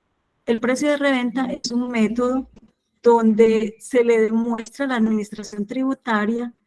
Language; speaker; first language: Spanish; native; Spanish